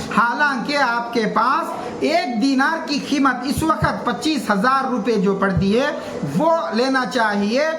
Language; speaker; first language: Urdu; native; Urdu